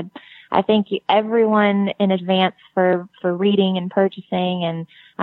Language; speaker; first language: English; native; English